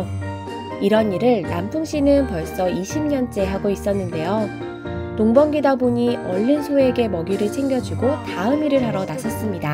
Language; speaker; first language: Korean; native; Korean